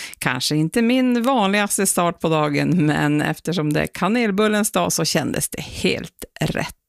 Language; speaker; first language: Swedish; native; Swedish